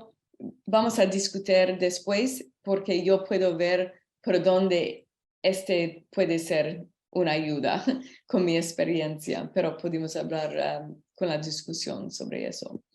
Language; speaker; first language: Spanish; non-native, learner; English